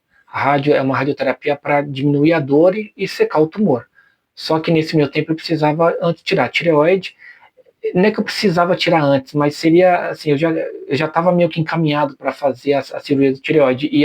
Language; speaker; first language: Portuguese; native; Portuguese